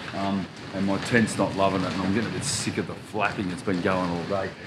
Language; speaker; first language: English; native; English